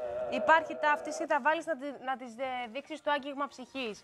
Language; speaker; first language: Greek; native; Greek